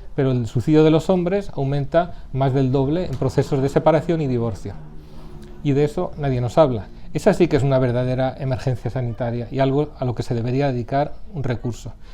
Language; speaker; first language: Spanish; native; Spanish